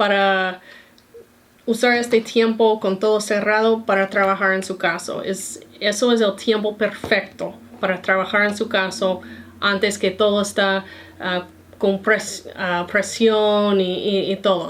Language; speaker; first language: Spanish; non-native, fluent; English